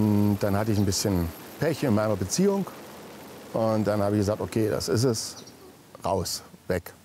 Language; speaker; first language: German; native; German